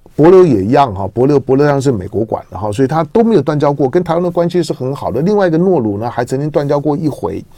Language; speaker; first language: Chinese; native; Chinese